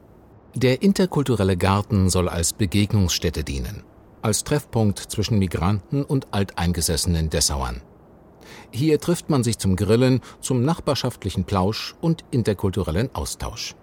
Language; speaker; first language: German; native; German